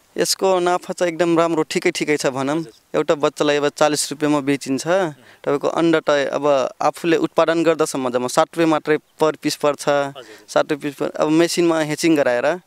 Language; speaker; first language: Nepali; non-native, local second language; Rana Tharu